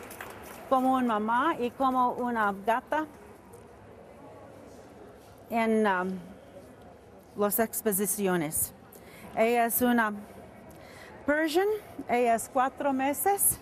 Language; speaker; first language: Spanish; early bilingual, heritage; Spanish